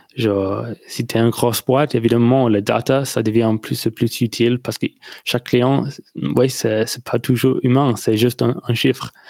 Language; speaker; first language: French; non-native, learner; English